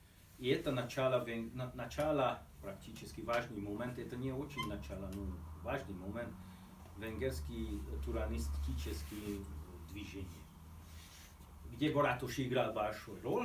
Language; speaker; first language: Russian; non-native, fluent; Hungarian